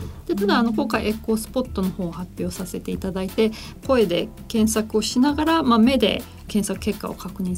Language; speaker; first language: Japanese; native; Japanese